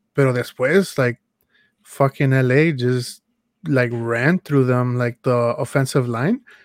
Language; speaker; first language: English; early bilingual, other home language; Spanish